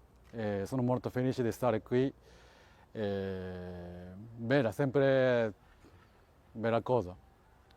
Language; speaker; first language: Italian; non-native, learner; Japanese